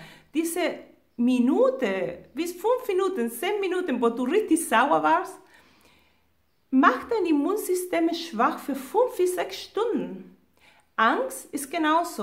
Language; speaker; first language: German; non-native, fluent; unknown